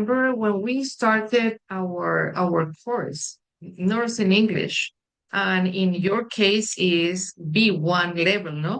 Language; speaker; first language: English; non-native, fluent; Spanish